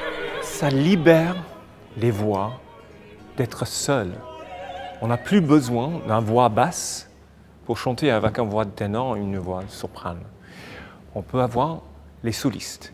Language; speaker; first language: French; non-native, fluent; English